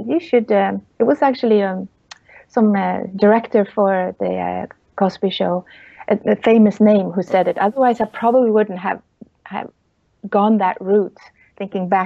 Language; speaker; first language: English; non-native, fluent; Swedish